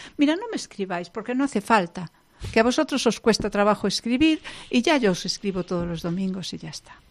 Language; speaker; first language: Spanish; non-native, local second language; Galician